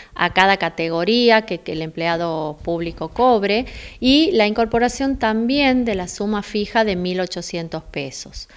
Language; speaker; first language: Spanish; native; Spanish